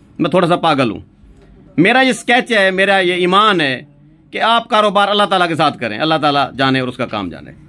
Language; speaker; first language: Urdu; non-native, local second language; Saraiki